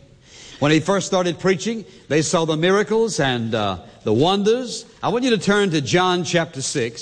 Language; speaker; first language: English; native; English